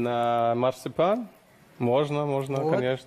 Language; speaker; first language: Russian; non-native, learner; German